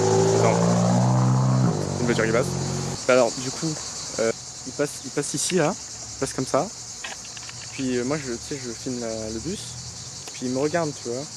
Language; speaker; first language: French; native; French